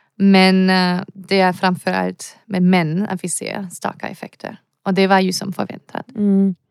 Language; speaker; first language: Swedish; non-native, fluent; German